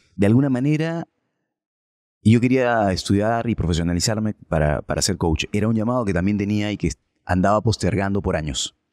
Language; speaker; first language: Spanish; native; Spanish